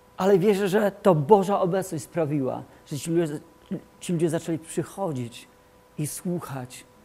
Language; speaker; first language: Polish; early bilingual, heritage; Polish